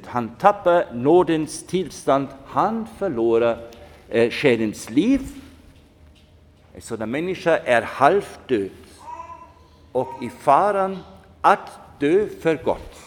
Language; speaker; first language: Swedish; non-native, fluent; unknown